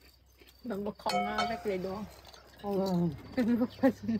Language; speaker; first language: French; non-native, learner; Vietnamese